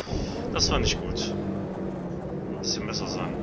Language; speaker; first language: German; native; German